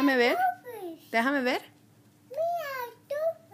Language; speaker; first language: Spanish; early bilingual, heritage; Spanish